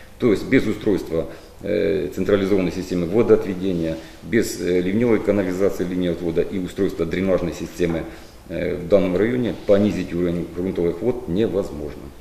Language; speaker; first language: Russian; native; Russian